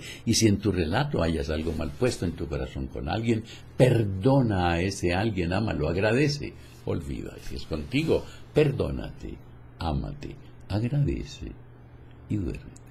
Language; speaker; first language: Spanish; native; Spanish